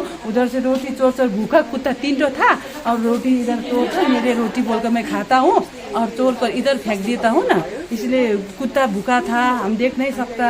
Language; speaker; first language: Hindi; non-native, local second language; Nepali